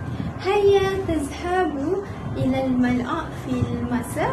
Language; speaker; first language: Arabic; non-native, learner; Malay